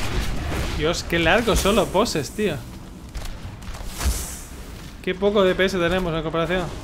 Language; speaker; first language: Spanish; native; Spanish